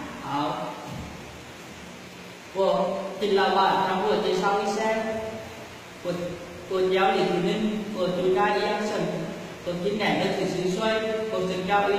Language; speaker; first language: Chinese; non-native, learner; Vietnamese